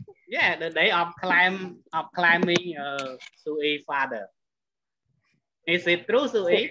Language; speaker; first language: English; non-native, fluent; Khmer